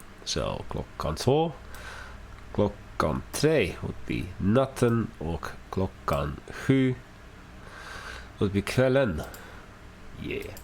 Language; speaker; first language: Swedish; non-native, learner; English